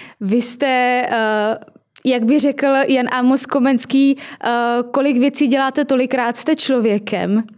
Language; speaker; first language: Czech; native; Czech